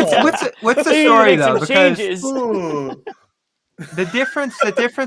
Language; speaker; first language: English; native; English